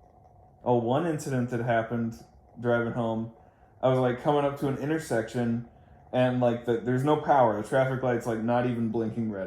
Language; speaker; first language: English; native; English